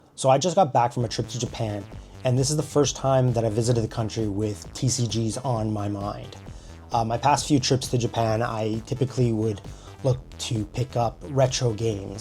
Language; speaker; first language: English; native; English